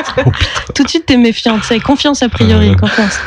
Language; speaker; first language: French; native; French